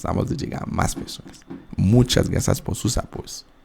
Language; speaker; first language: Spanish; non-native, fluent; French